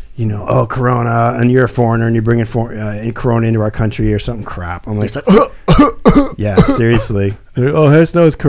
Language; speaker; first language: English; native; English